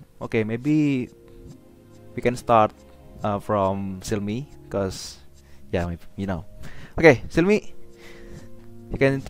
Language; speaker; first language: English; non-native, learner; Indonesian